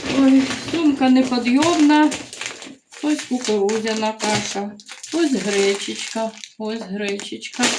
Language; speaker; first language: Ukrainian; native; Ukrainian